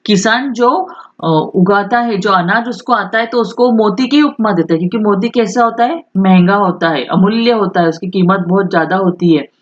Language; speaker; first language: Hindi; non-native, local second language; Marathi